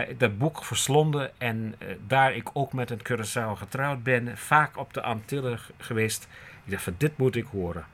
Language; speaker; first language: Dutch; non-native, fluent; English